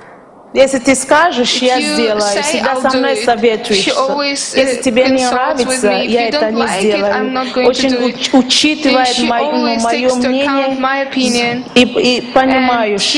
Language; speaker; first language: Russian; non-native, learner; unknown